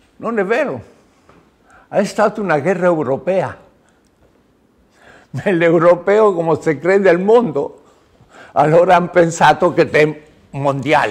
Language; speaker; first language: Italian; non-native, learner; Spanish